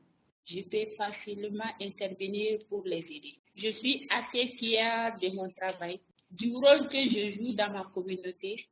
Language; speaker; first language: French; non-native, local second language; Bambara